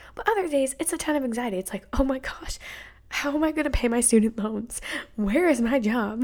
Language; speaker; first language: English; native; English